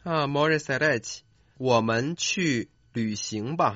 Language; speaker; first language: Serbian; non-native, fluent; Chinese